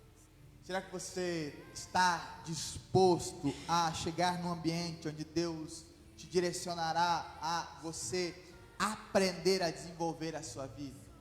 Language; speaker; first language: Portuguese; native; Portuguese